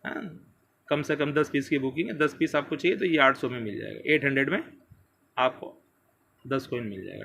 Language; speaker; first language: Hindi; native; Hindi